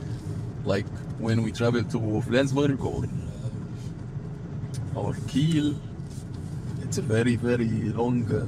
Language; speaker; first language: English; non-native, fluent; Arabic